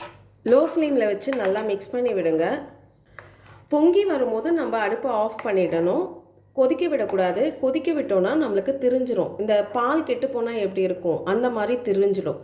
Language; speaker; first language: Tamil; native; Tamil